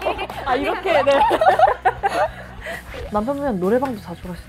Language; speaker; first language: Korean; native; Korean